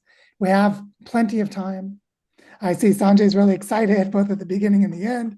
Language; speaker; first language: English; native; English